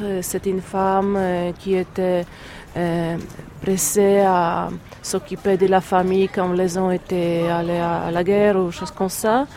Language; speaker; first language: French; non-native, fluent; Polish